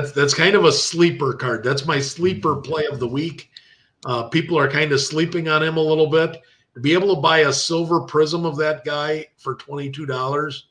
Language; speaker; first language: English; native; English